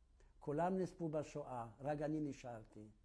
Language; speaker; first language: Hebrew; non-native, fluent; Yiddish